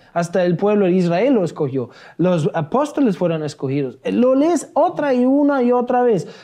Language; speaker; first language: Spanish; non-native, fluent; German